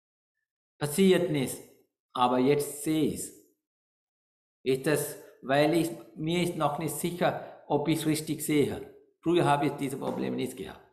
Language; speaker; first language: German; non-native, learner; Sinhala